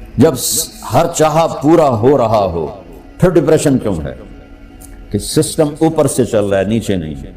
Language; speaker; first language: Urdu; non-native, local second language; Punjabi